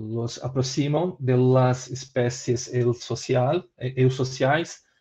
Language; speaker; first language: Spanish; non-native, learner; Portuguese